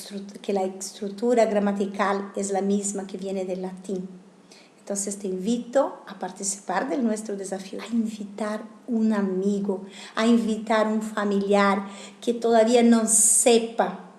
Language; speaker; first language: Spanish; non-native, fluent; Italian